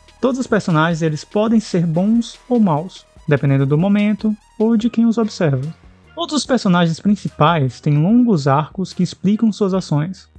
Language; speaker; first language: Portuguese; native; Portuguese